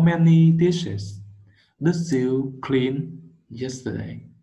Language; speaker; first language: English; non-native, learner; Vietnamese